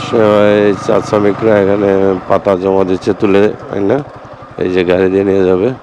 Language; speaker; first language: Bangla; non-native, local second language; Sylheti